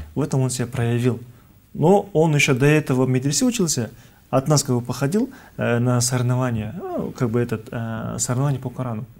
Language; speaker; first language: Russian; non-native, local second language; Kazakh